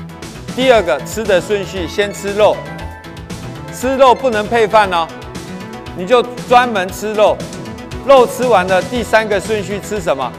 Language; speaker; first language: Chinese; native; Chinese